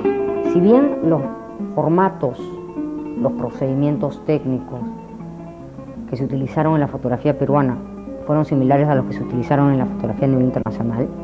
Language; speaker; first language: Spanish; native; Spanish